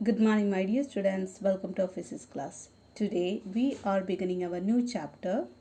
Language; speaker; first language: English; non-native, local second language; Malayalam